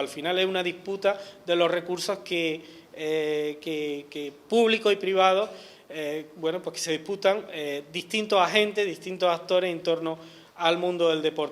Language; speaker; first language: Spanish; native; Spanish